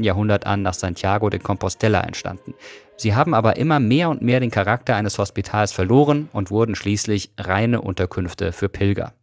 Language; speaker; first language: German; native; German